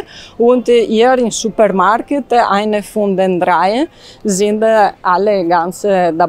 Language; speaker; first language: German; non-native, learner; Italian